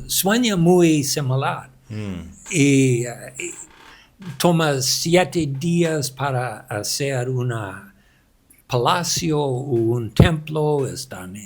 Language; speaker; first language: Spanish; non-native, learner; English